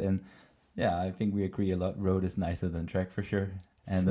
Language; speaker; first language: English; non-native, fluent; Danish